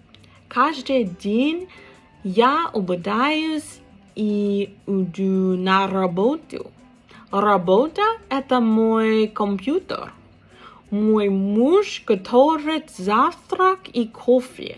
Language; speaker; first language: Russian; non-native, learner; English